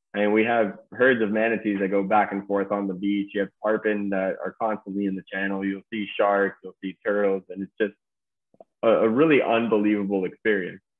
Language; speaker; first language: English; native; English